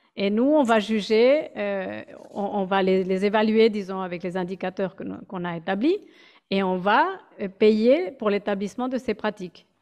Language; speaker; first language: French; non-native, fluent; Spanish